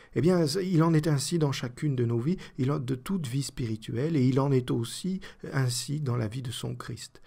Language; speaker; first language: French; native; French